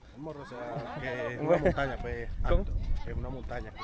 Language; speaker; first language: Spanish; native; Spanish